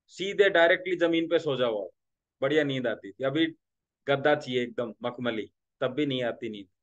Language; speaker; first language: Hindi; non-native, local second language; Marathi